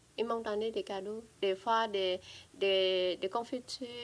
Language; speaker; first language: French; non-native, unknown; Vietnamese